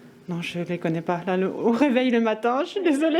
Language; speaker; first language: French; native; French